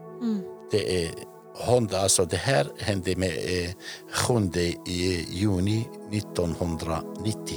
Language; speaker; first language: Swedish; non-native, fluent; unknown